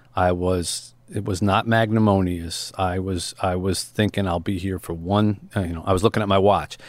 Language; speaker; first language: English; native; English